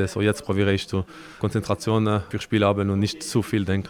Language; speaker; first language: German; non-native, local second language; French